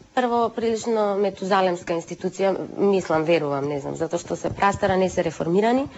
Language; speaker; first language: Macedonian; native; Macedonian